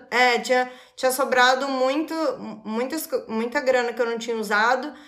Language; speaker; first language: Portuguese; native; Portuguese